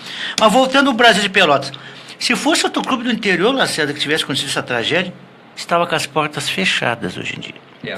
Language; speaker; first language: Portuguese; native; Portuguese